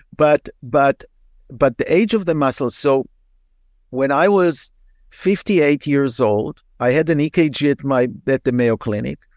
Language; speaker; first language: English; non-native, fluent; Hebrew